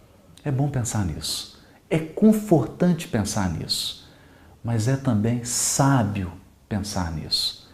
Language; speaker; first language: Portuguese; native; Portuguese